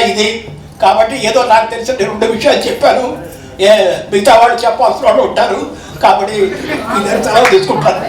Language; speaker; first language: Telugu; native; Telugu